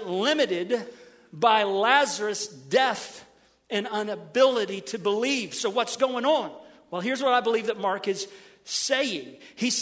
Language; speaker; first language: English; native; English